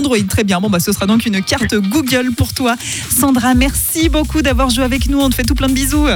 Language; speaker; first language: French; native; French